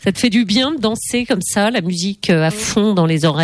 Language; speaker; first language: French; native; French